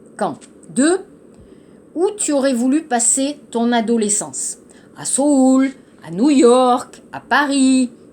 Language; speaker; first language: French; native; French